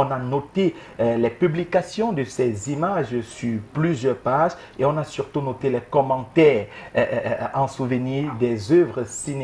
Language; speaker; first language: French; native; French